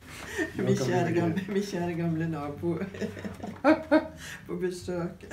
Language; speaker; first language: Norwegian; native; Norwegian